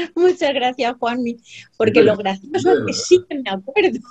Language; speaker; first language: Spanish; native; Spanish